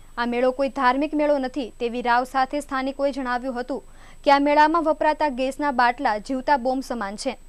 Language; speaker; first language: Gujarati; native; Gujarati